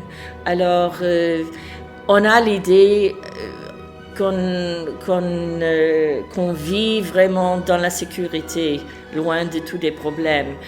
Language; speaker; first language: French; non-native, fluent; English